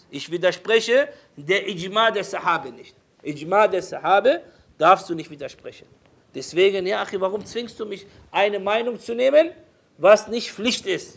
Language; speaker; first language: German; non-native, fluent; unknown